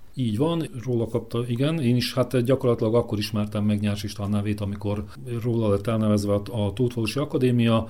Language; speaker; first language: Hungarian; native; Hungarian